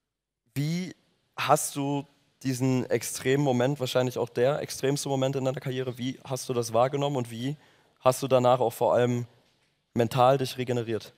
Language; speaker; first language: German; native; German